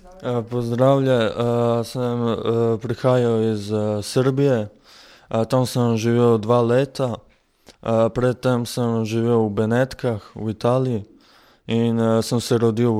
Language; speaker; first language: Slovenian; non-native, learner; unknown